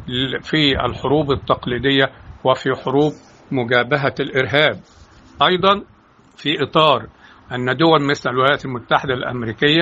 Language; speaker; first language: Arabic; native; Arabic